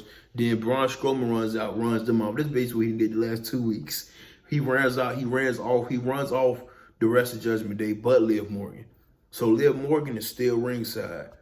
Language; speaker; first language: English; native; English